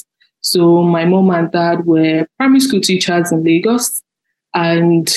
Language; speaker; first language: English; non-native, local second language; Yoruba